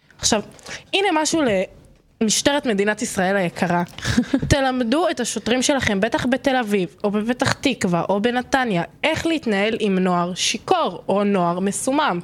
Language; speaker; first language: Hebrew; native; Hebrew